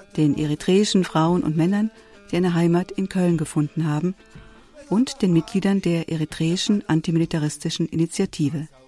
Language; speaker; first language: German; native; German